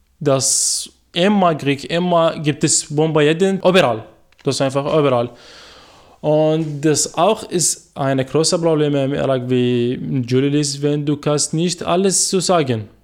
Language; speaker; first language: German; non-native, learner; Arabic